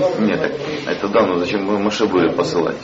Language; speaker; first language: Russian; native; Russian